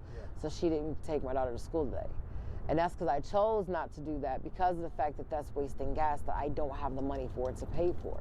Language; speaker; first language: English; native; English